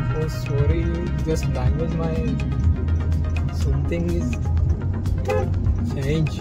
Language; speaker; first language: Telugu; non-native, local second language; Kannada